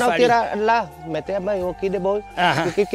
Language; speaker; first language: Portuguese; non-native, learner; Vietnamese